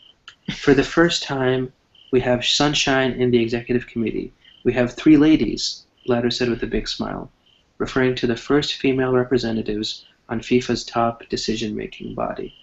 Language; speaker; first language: English; non-native, fluent; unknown